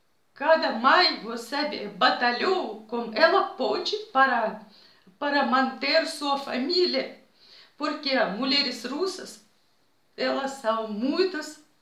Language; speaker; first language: Portuguese; non-native, fluent; Russian